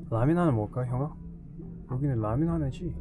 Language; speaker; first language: Korean; early bilingual, heritage; English